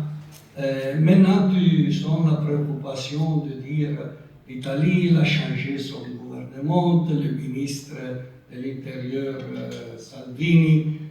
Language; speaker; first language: French; non-native, local second language; Italian